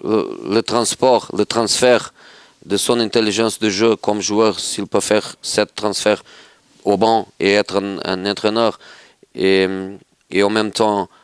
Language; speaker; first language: French; non-native, fluent; Portuguese